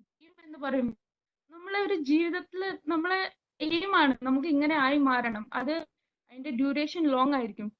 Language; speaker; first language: Malayalam; early bilingual, heritage; Malayalam